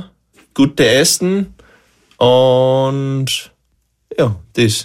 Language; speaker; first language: German; non-native, learner; English